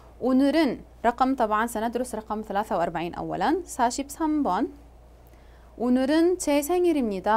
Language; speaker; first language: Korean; non-native, fluent; Arabic